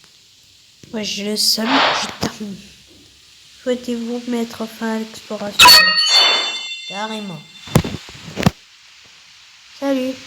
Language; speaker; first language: French; native; French